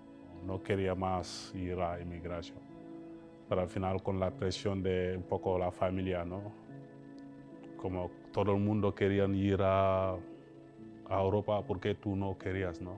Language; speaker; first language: Spanish; non-native, fluent; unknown